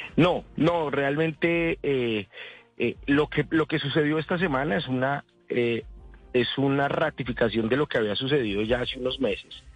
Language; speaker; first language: Spanish; native; Spanish